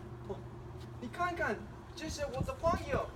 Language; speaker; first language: Chinese; non-native, learner; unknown